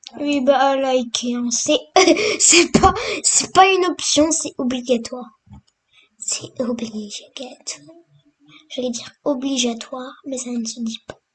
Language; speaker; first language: French; native; French